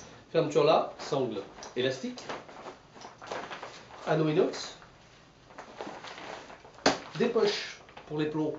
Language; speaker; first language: French; native; French